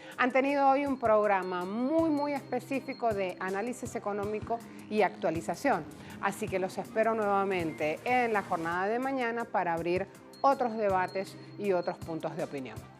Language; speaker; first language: Spanish; native; Spanish